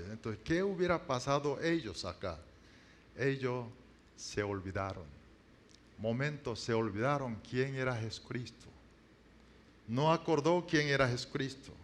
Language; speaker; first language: Spanish; non-native, learner; Korean